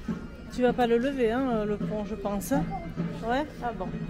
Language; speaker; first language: French; native; French